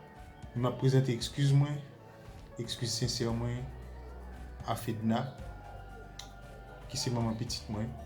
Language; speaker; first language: French; non-native, local second language; Haitian Creole